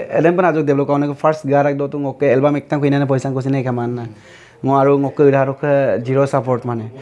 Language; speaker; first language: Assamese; non-native, local second language; Mising